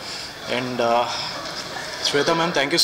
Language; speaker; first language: Telugu; native; Telugu